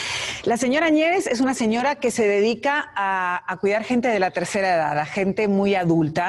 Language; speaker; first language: Spanish; native; Spanish